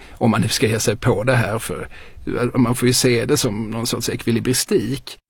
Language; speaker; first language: Swedish; native; Swedish